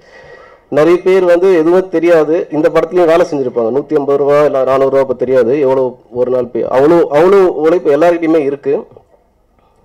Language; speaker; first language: Tamil; native; Tamil